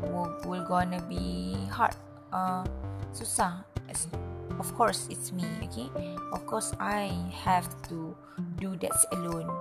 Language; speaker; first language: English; non-native, learner; Malay